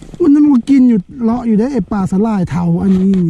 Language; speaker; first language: Thai; non-native, local second language; Northeastern Thai